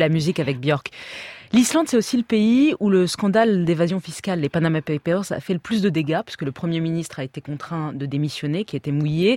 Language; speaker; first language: French; native; French